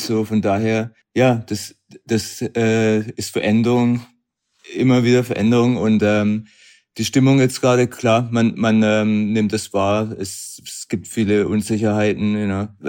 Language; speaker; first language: German; native; German